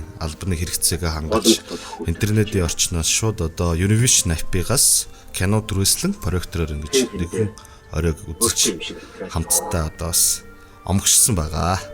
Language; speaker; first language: Mongolian; native; Mongolian